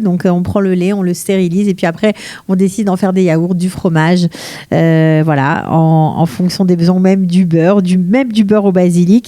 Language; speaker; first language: French; native; French